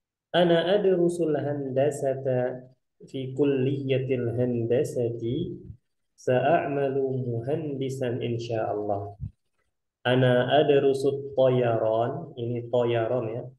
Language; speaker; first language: Arabic; non-native, fluent; Indonesian